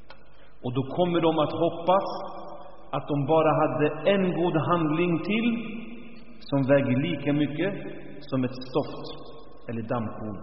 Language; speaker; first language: Swedish; early bilingual, other home language; Arabic